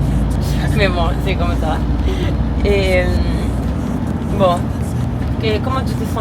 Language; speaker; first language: French; non-native, fluent; Spanish